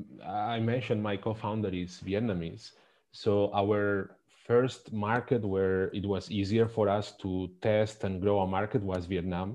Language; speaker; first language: English; non-native, fluent; Spanish